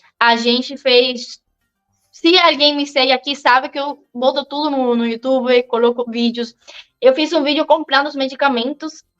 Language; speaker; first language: Portuguese; non-native, fluent; Spanish